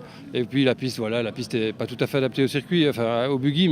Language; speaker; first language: French; native; French